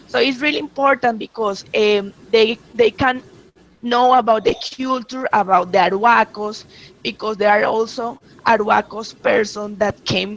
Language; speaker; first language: English; non-native, learner; Spanish